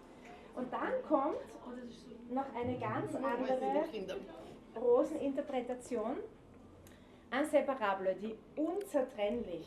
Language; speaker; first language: German; native; German